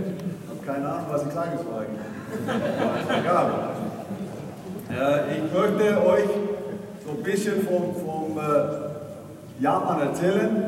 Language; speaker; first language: German; non-native, fluent; Icelandic